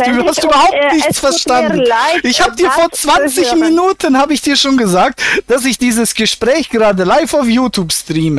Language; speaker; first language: German; native; German